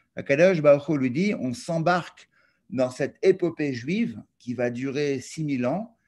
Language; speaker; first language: French; native; French